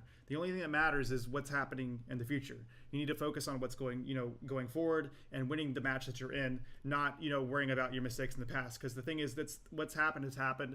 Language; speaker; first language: English; native; English